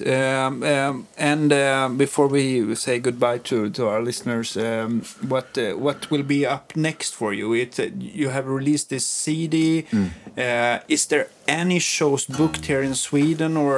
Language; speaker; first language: English; non-native, fluent; Swedish